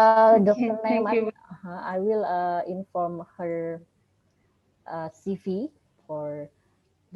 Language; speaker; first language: English; non-native, learner; Indonesian